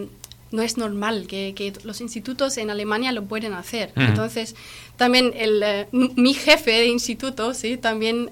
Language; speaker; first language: Spanish; non-native, fluent; German